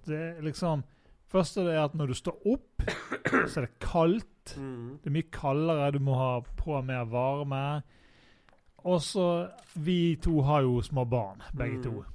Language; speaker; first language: Norwegian; native; Norwegian